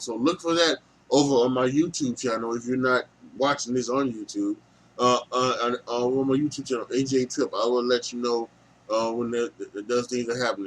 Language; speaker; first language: English; native; English